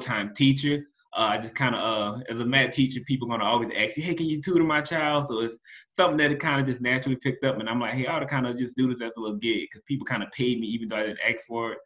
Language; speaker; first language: English; native; English